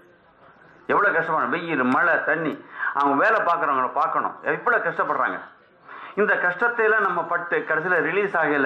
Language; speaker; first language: Tamil; native; Tamil